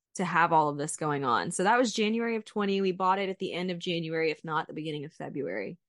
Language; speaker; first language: English; native; English